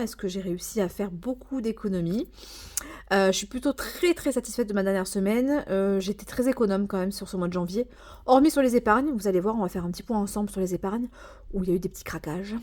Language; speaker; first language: French; native; French